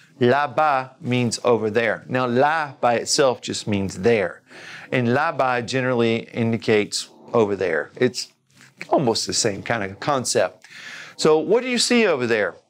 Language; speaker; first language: English; native; English